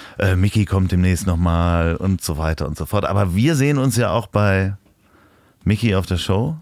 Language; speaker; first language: German; native; German